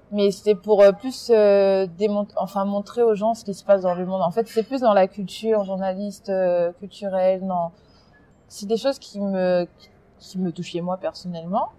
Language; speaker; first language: French; early bilingual, other home language; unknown